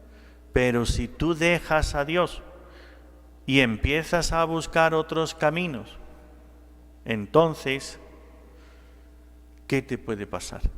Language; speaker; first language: Spanish; native; Spanish